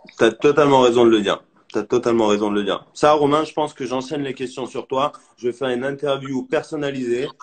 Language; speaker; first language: French; native; French